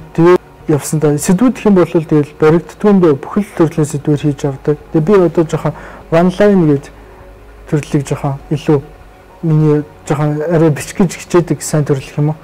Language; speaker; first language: Mongolian; native; Mongolian